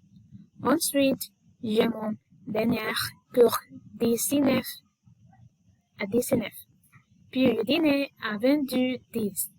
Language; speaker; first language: French; non-native, learner; Spanish